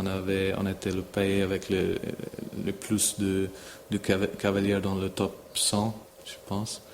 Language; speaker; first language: French; non-native, fluent; English